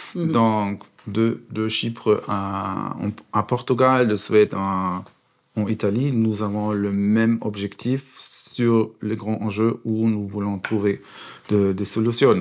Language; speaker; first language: French; non-native, fluent; German